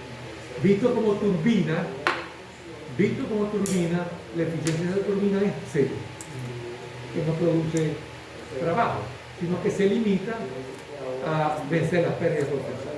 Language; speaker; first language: Spanish; native; Spanish